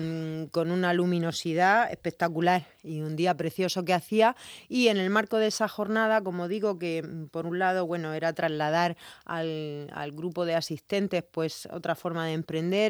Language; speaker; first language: Spanish; native; Spanish